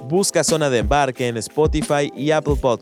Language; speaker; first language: Spanish; native; Spanish